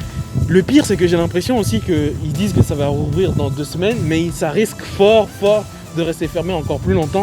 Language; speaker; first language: French; native; French